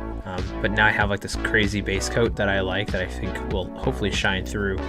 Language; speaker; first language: English; native; English